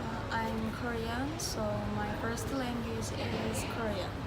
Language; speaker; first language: English; non-native, learner; Korean